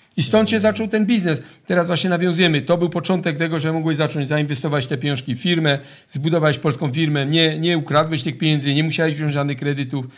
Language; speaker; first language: Polish; native; Polish